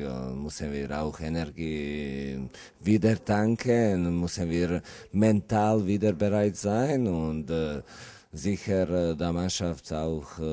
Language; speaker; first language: German; non-native, learner; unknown